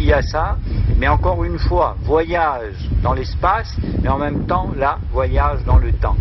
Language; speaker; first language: French; non-native, local second language; Morisyen